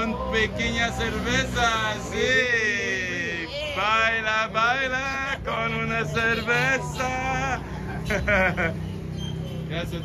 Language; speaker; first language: Spanish; non-native, learner; French